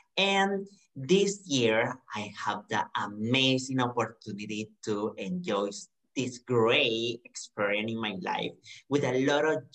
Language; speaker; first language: English; non-native, learner; Spanish